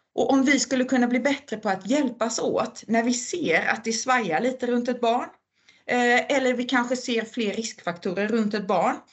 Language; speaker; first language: Swedish; native; Swedish